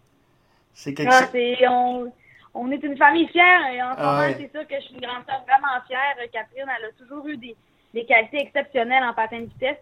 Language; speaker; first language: French; native; French